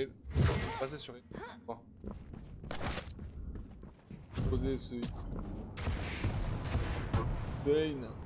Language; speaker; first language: French; native; French